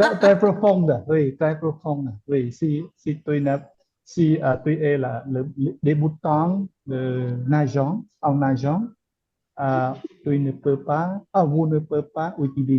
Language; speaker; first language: French; non-native, learner; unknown